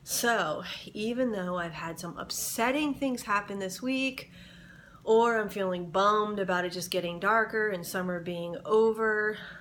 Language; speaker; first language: English; native; English